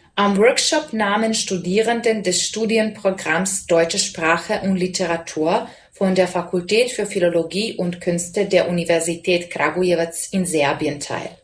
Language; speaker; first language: German; non-native, fluent; Serbian